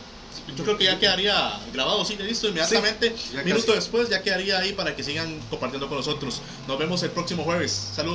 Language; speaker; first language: Spanish; native; Spanish